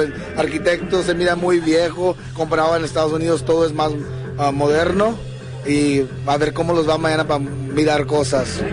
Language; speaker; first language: Spanish; early bilingual, heritage; English